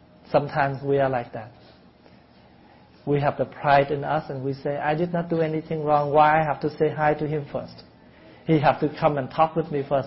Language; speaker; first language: English; non-native, fluent; Vietnamese